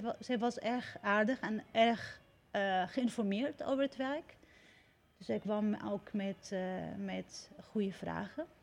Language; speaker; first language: Dutch; non-native, fluent; Arabic